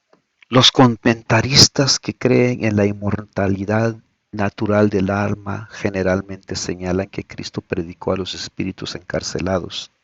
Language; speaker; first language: Spanish; native; Spanish